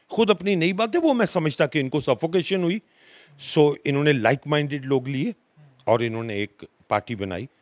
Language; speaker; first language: Hindi; non-native, local second language; Dogri